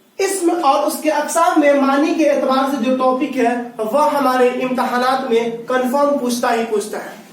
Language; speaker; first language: Hindi; native; Hindi